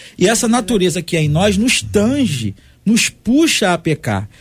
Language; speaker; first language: Portuguese; native; Portuguese